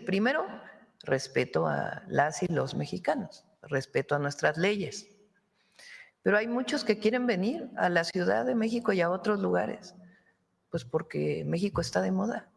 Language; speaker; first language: Spanish; native; Spanish